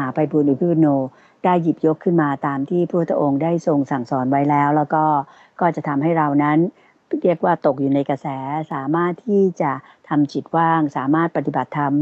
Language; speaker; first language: Thai; native; Thai